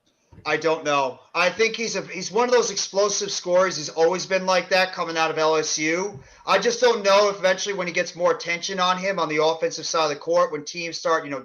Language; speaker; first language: English; native; English